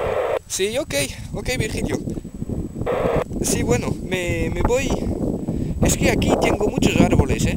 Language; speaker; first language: Spanish; non-native, fluent; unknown